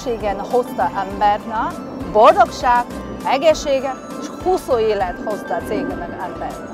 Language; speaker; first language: Hungarian; non-native, learner; Chinese